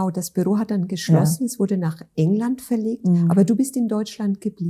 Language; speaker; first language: German; native; German